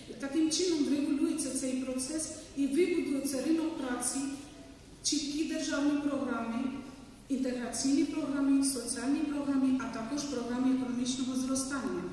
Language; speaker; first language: Ukrainian; non-native, fluent; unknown